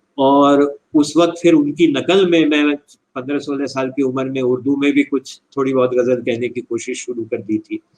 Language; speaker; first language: Hindi; native; Hindi